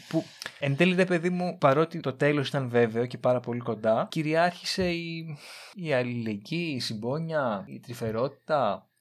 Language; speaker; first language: Greek; native; Greek